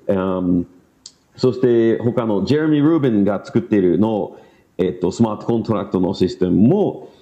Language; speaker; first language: Japanese; non-native, learner; English